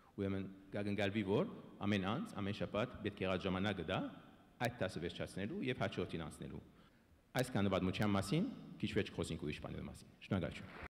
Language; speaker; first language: Armenian; early bilingual, heritage; Armenian